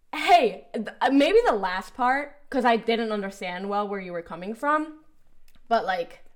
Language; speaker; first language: English; early bilingual, other home language; Spanish